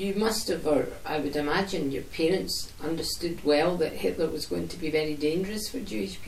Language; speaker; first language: English; native; English